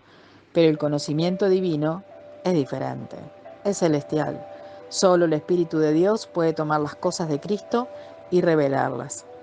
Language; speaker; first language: Spanish; native; Spanish